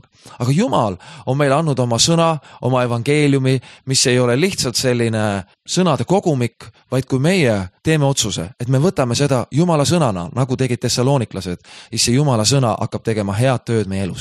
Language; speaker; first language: Estonian; native; Estonian